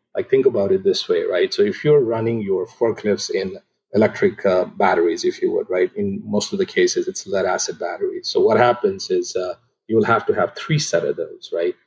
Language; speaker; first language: English; non-native, local second language; Nepali